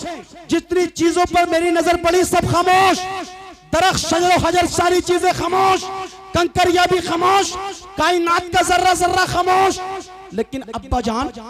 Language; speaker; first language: Hindi; native; Hindi